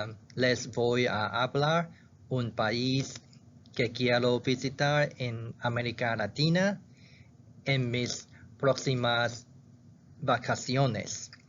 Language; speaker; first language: Spanish; non-native, learner; Chinese